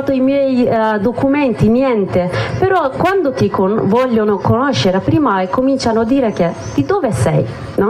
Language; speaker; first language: Italian; non-native, learner; Kurdish